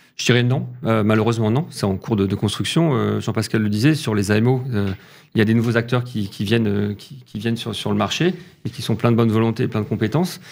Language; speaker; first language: French; native; French